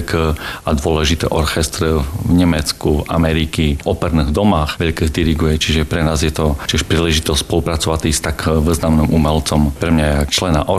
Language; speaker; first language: Slovak; native; Slovak